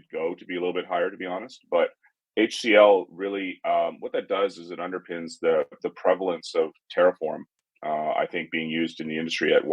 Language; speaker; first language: English; native; English